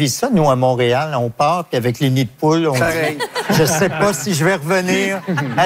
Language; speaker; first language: French; native; French